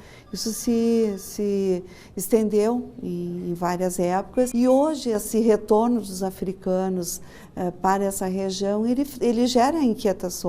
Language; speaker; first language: Portuguese; native; Portuguese